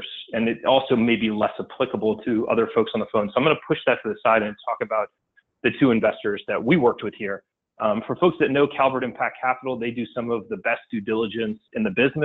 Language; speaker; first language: English; native; English